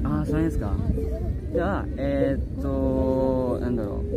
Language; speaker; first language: Japanese; non-native, learner; Indonesian